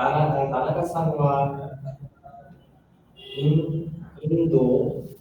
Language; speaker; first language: Japanese; non-native, learner; Bangla